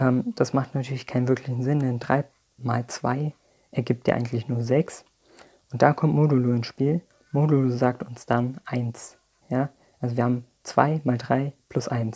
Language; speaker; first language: German; native; German